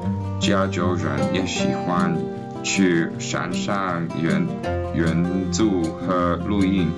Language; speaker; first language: Chinese; non-native, learner; English